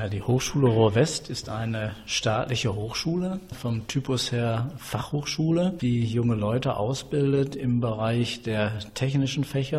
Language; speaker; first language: German; native; German